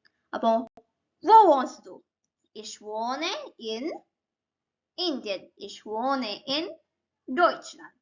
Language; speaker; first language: German; non-native, learner; Malayalam